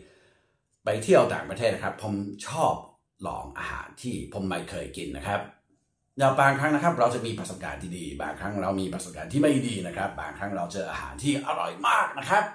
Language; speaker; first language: Thai; non-native, fluent; English